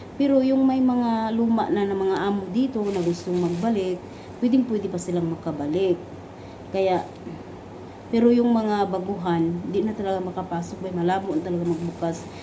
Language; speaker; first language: Filipino; non-native, local second language; Cebuano